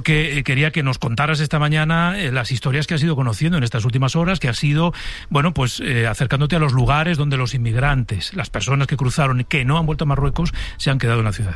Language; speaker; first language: Spanish; native; Spanish